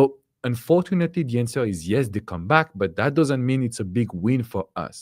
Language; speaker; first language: English; non-native, fluent; French